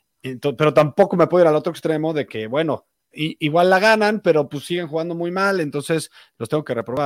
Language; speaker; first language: Spanish; native; Spanish